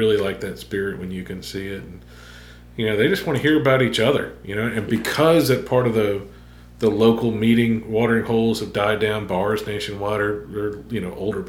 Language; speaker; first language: English; native; English